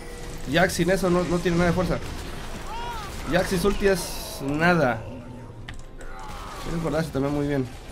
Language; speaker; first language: Spanish; native; Spanish